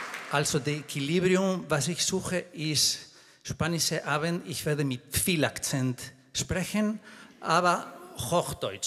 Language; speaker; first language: German; non-native, fluent; Spanish